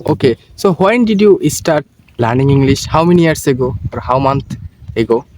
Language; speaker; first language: English; non-native, learner; Bangla